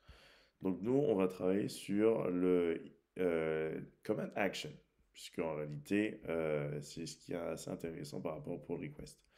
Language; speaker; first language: French; native; French